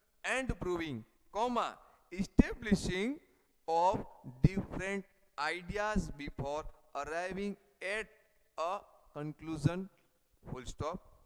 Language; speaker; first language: English; non-native, local second language; Gujarati